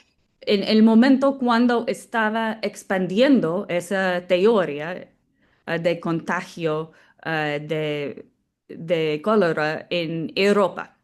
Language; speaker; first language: Spanish; non-native, fluent; English